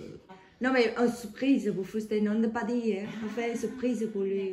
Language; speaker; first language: French; non-native, learner; Vietnamese